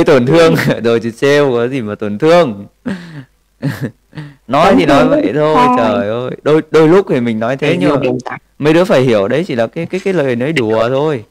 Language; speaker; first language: Vietnamese; native; Vietnamese